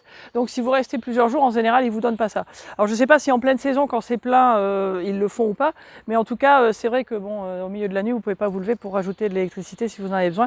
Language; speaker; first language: French; native; French